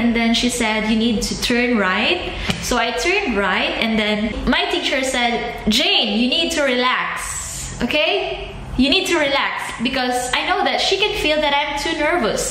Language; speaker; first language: English; non-native, local second language; Filipino